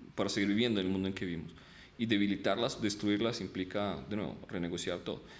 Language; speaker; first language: Spanish; early bilingual, other home language; Russian